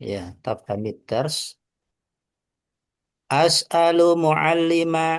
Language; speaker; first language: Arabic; non-native, fluent; Indonesian